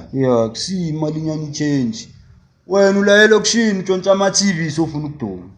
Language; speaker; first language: Zulu; native; Zulu